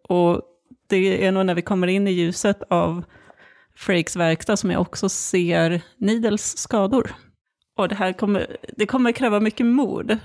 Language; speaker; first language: Swedish; native; Swedish